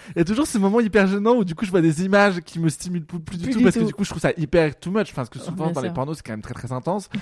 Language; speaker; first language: French; native; French